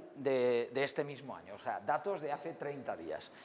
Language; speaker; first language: Spanish; native; Spanish